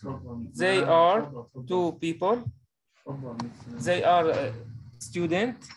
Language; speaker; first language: English; non-native, learner; Arabic